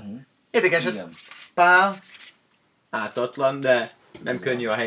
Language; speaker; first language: Hungarian; non-native, learner; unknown